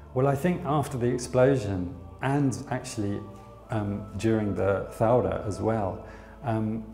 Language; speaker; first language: English; native; English